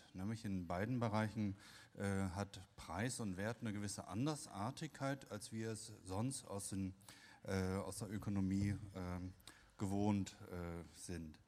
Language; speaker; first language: German; native; German